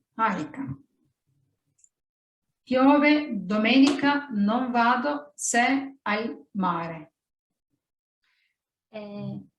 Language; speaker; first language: Italian; non-native, fluent; Turkish